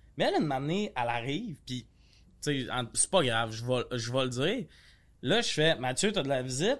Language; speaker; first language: French; native; French